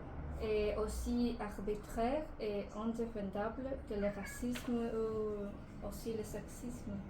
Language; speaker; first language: French; non-native, learner; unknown